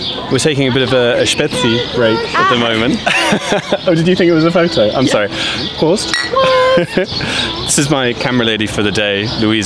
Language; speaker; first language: English; native; English